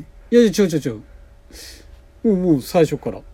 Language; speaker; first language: Japanese; native; Japanese